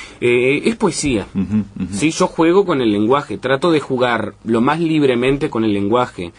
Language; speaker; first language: Spanish; native; Spanish